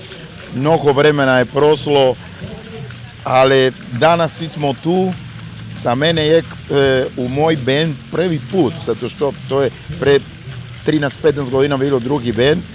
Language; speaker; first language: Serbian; non-native, learner; Spanish